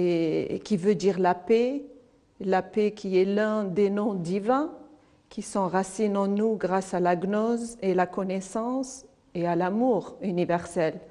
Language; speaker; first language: French; non-native, local second language; Arabic